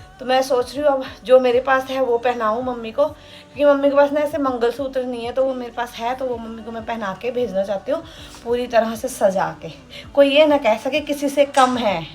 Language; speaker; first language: Hindi; early bilingual, other home language; Nepali